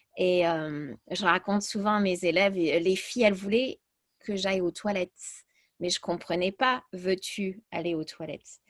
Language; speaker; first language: French; early bilingual, other home language; English